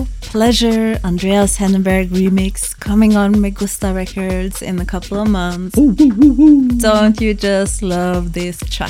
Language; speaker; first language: English; non-native, fluent; Norwegian